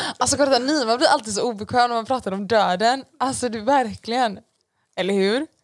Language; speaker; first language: Swedish; early bilingual, other home language; Persian